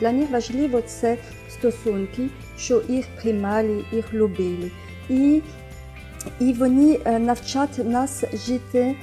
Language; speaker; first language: Ukrainian; non-native, fluent; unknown